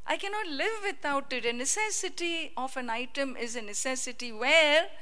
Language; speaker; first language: English; non-native, local second language; Hindi